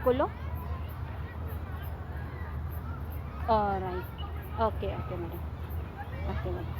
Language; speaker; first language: Arabic; non-native, learner; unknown